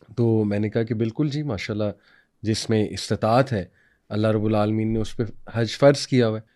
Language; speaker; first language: Urdu; native; Urdu